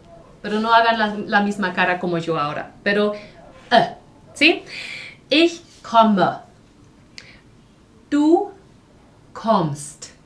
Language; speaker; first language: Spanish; non-native, fluent; German